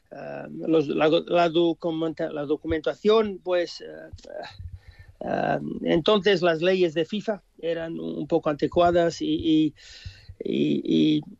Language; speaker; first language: Spanish; early bilingual, heritage; English